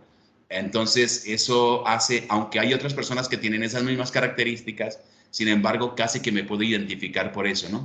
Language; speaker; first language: Spanish; native; Spanish